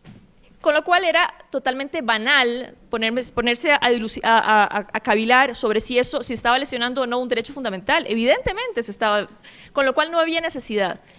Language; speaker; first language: Spanish; native; Spanish